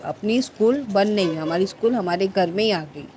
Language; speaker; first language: Hindi; non-native, local second language; Marathi